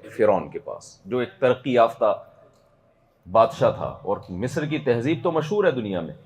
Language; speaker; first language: Urdu; native; Urdu